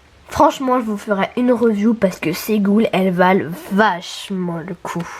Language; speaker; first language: French; native; French